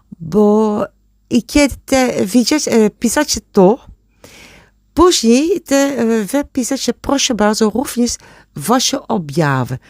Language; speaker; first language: Polish; non-native, learner; German